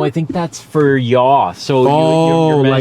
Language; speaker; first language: English; native; English